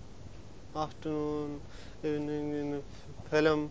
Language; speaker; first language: English; non-native, learner; Punjabi